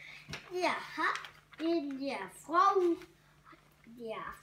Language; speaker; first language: German; non-native, learner; Hungarian